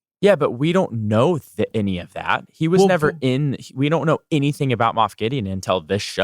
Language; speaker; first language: English; native; English